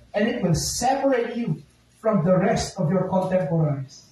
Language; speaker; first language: English; non-native, local second language; Filipino